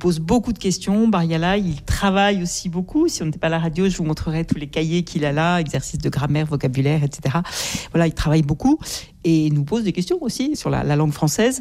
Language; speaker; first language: French; native; French